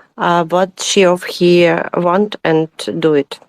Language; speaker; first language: English; non-native, learner; Ukrainian